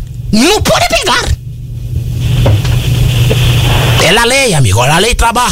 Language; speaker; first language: Spanish; non-native, learner; Portuguese